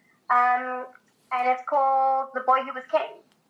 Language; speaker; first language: English; native; English